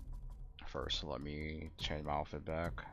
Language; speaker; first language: English; native; English